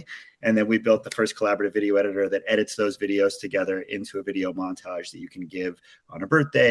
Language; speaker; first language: English; native; English